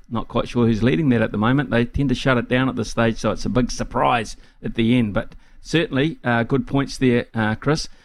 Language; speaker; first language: English; native; English